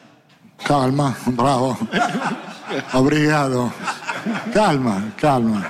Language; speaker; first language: Portuguese; non-native, fluent; Italian